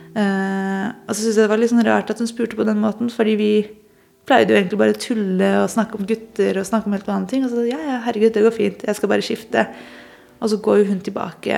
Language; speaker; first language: Norwegian; early bilingual, other home language; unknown